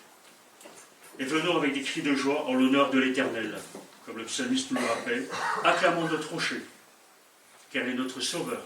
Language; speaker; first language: French; native; French